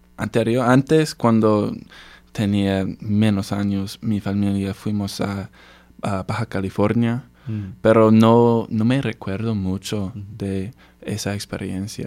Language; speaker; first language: Spanish; non-native, learner; English